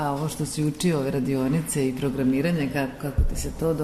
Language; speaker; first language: Serbian; native; Serbian